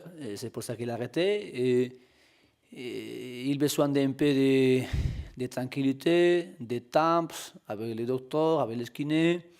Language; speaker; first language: French; non-native, learner; Spanish